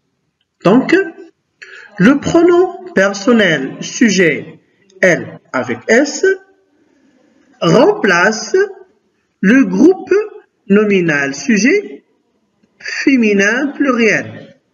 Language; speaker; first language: French; non-native, local second language; Arabic